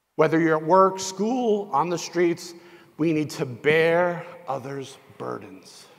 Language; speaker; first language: English; native; English